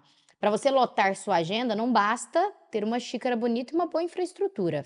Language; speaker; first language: Portuguese; native; Portuguese